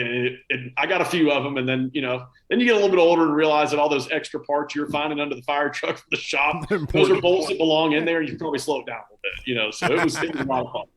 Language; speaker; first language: English; native; English